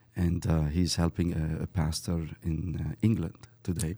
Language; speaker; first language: English; early bilingual, other home language; Arabic